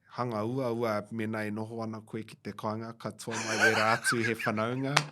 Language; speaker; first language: Māori; non-native, local second language; English